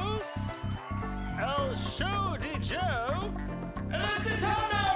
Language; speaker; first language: Spanish; non-native, learner; English